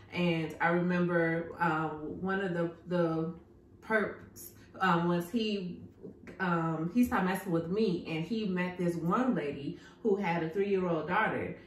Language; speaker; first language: English; native; English